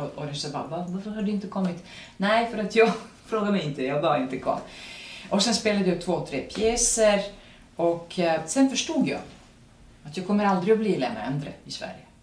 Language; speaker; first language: Swedish; non-native, fluent; Serbian